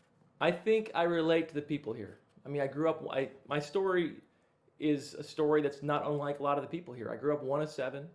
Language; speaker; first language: English; native; English